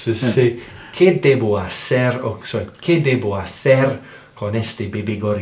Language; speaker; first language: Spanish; non-native, fluent; English